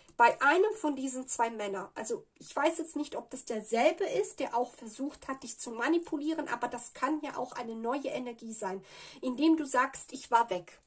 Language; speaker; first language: German; non-native, fluent; Italian